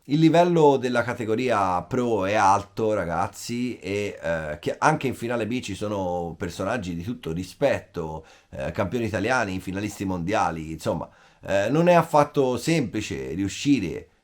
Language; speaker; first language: Italian; native; Italian